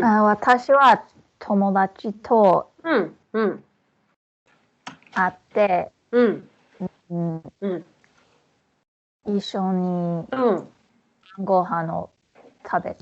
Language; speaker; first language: Japanese; non-native, fluent; English